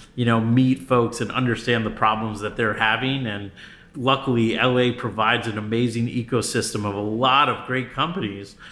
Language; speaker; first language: English; native; English